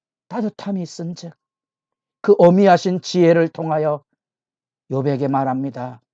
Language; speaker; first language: Korean; native; Korean